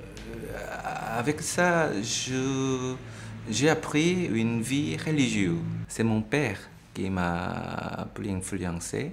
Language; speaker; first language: French; non-native, fluent; Korean